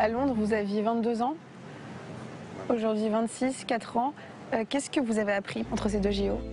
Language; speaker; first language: French; native; French